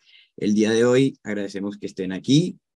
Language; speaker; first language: Spanish; native; Spanish